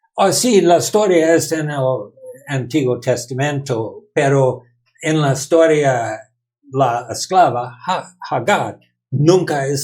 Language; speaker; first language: Spanish; non-native, learner; English